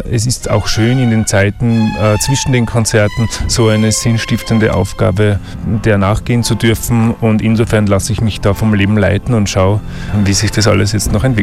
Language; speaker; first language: German; native; German